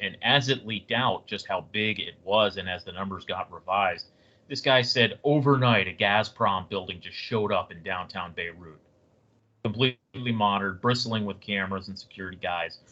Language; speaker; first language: English; native; English